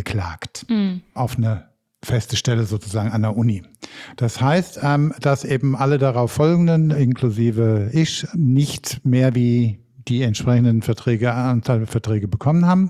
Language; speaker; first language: German; native; German